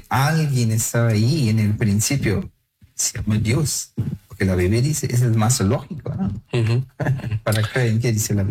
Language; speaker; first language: Spanish; non-native, fluent; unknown